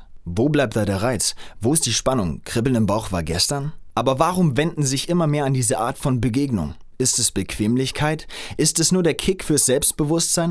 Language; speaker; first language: German; native; German